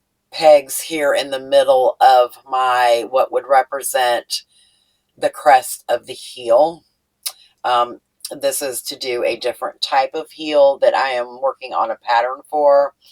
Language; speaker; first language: English; native; English